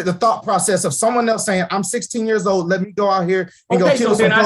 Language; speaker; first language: English; native; English